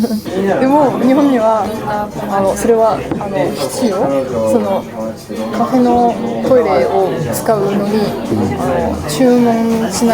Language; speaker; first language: Japanese; non-native, learner; French